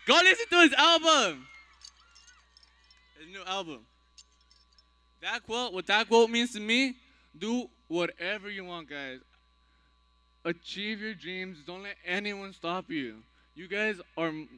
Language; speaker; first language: English; early bilingual, other home language; Spanish